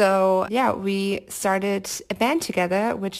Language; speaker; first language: English; non-native, fluent; German